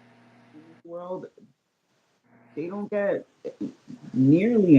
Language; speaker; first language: English; native; English